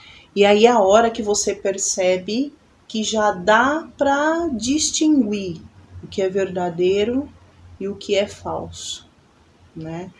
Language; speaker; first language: Portuguese; native; Portuguese